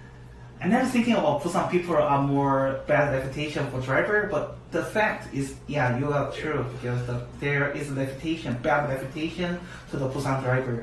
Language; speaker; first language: English; non-native, learner; Korean